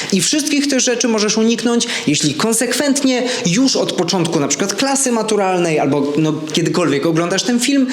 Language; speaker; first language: Polish; native; Polish